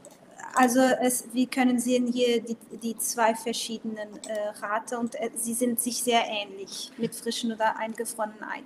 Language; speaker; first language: German; non-native, local second language; Portuguese